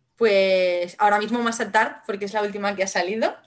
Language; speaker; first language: Spanish; non-native, local second language; Catalan